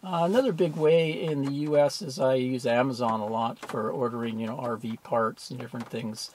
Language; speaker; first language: English; native; English